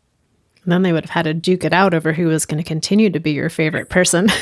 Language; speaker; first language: English; native; English